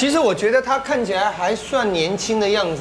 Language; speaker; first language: Chinese; native; Chinese